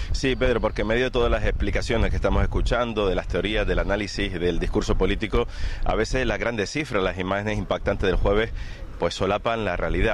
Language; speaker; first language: Spanish; native; Spanish